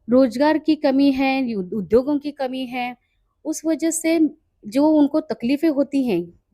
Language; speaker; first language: Hindi; non-native, local second language; Marathi